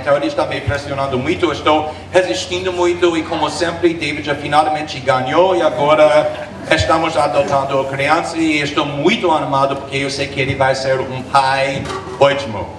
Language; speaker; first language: Portuguese; non-native, fluent; English